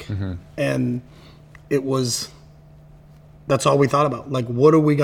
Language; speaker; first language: English; native; English